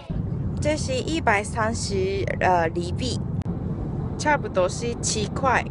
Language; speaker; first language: Chinese; non-native, learner; Japanese